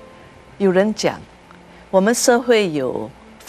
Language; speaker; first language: Chinese; early bilingual, heritage; Chinese